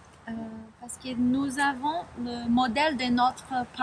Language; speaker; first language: French; non-native, learner; Spanish